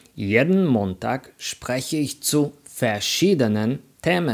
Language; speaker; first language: German; non-native, fluent; Polish